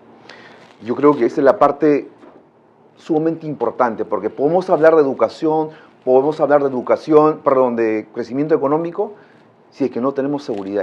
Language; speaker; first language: Spanish; non-native, local second language; Shipibo-Conibo